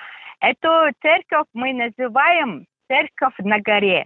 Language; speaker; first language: Russian; non-native, fluent; Mongolian